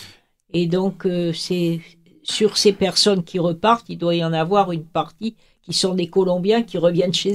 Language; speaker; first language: French; native; French